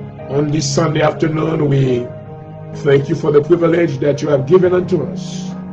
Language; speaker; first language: English; non-native, fluent; Haitian Creole